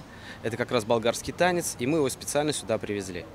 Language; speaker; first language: Russian; native; Russian